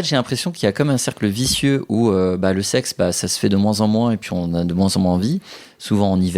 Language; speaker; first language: French; native; French